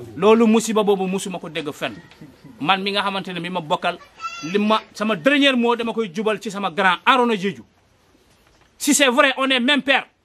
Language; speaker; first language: Wolof; non-native, local second language; Jola-Fonyi